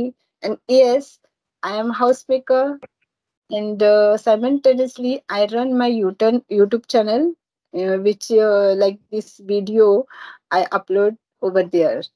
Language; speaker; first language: English; non-native, learner; Marathi